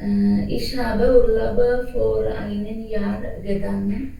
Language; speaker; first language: German; non-native, learner; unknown